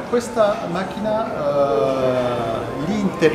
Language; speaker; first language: Italian; non-native, fluent; French